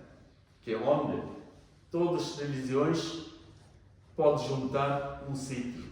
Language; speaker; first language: Portuguese; non-native, learner; Bangla